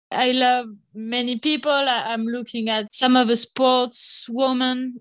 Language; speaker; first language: English; non-native, fluent; French